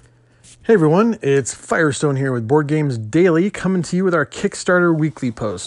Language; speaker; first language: English; native; English